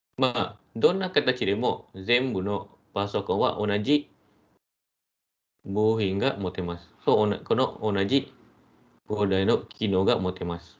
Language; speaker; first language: Japanese; non-native, fluent; Malay